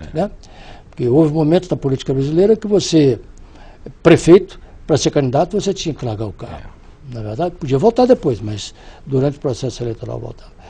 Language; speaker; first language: Portuguese; native; Portuguese